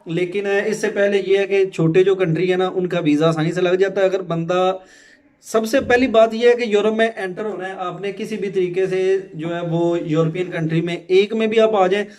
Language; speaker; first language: Urdu; non-native, local second language; Punjabi